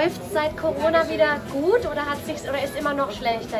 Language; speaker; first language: German; native; German